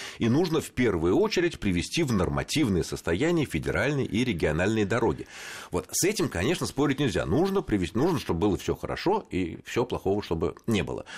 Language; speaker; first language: Russian; native; Russian